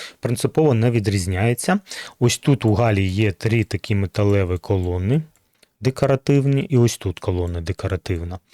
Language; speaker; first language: Ukrainian; non-native, local second language; Russian